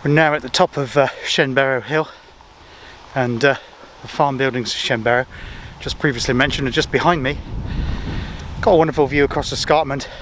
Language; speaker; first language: English; native; English